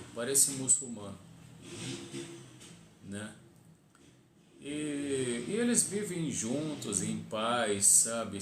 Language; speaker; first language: Portuguese; non-native, fluent; Arabic